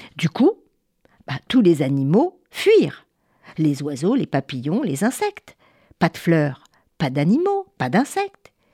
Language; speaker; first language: French; native; French